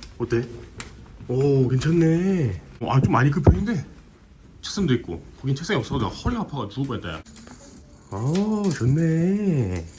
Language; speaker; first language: Korean; native; Korean